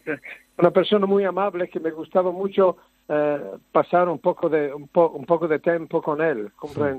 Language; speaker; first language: Spanish; non-native, learner; Italian